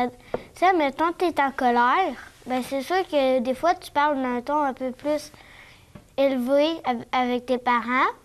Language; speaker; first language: French; native; French